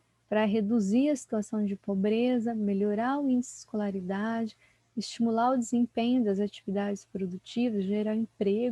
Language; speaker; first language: Portuguese; native; Portuguese